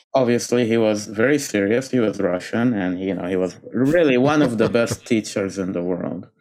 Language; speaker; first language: English; non-native, fluent; Arabic